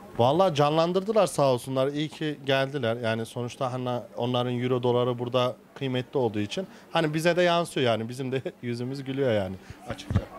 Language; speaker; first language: Turkish; native; Turkish